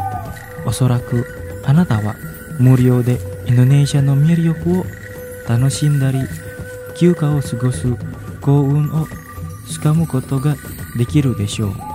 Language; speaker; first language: Japanese; non-native, fluent; Indonesian